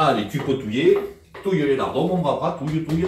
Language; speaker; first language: French; native; French